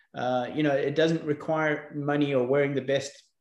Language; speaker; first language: English; native; English